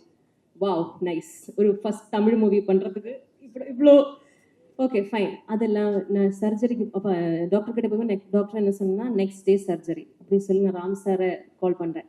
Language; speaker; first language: Tamil; non-native, learner; Malayalam